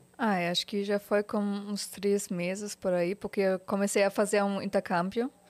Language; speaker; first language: Portuguese; non-native, fluent; German